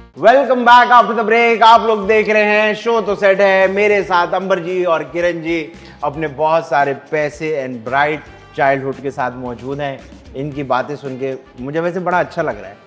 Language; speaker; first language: Urdu; native; Urdu